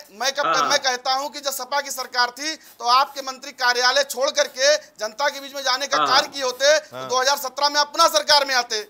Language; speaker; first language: Hindi; native; Hindi